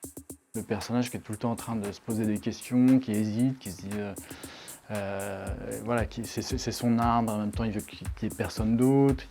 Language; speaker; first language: French; native; French